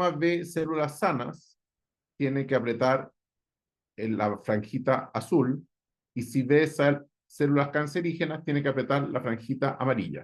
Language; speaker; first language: Spanish; native; Spanish